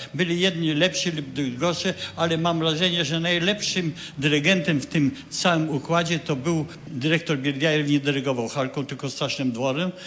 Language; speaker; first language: Polish; native; Polish